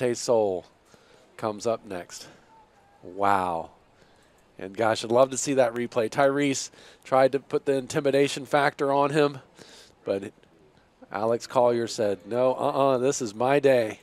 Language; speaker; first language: English; native; English